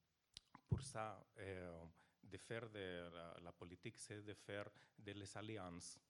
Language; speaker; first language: French; non-native, fluent; Portuguese